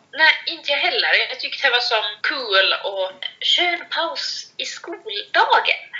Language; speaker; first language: Swedish; native; Swedish